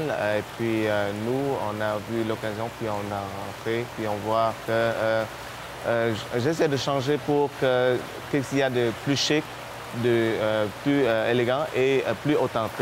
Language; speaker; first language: French; non-native, fluent; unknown